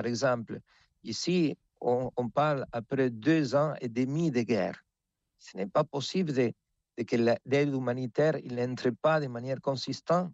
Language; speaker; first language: French; non-native, fluent; Spanish